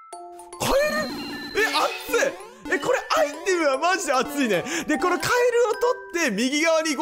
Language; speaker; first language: Japanese; native; Japanese